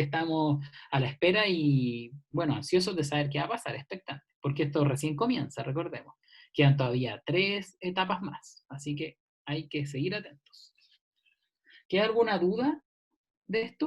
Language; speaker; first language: Spanish; native; Spanish